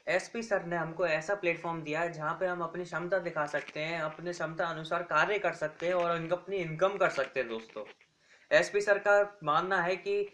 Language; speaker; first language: Hindi; native; Hindi